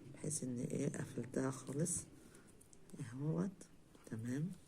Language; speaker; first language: Arabic; native; Arabic